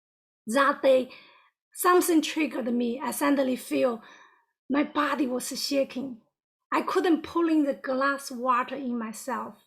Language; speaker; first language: English; non-native, fluent; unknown